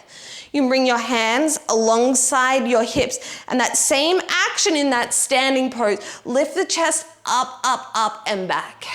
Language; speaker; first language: English; native; English